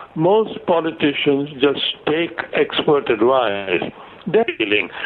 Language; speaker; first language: English; non-native, local second language; Gujarati